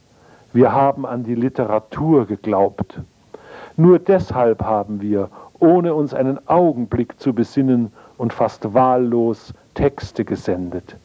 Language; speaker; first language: German; native; German